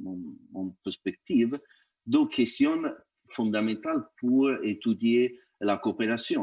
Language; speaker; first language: French; non-native, fluent; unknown